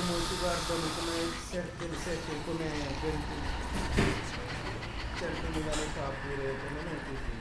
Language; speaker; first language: Italian; non-native, learner; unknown